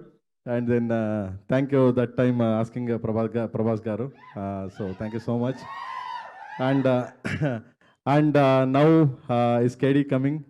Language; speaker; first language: Telugu; non-native, learner; Kannada